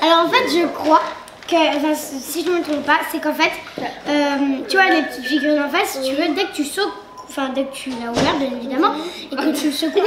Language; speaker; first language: French; native; French